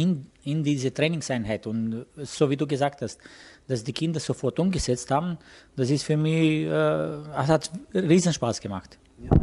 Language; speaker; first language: German; non-native, fluent; Romanian